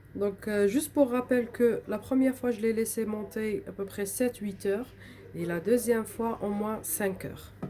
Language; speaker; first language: French; non-native, local second language; Arabic